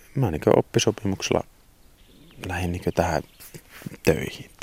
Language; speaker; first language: Finnish; early bilingual, heritage; Finnish